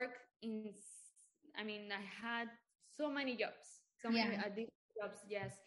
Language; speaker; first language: English; non-native, fluent; Spanish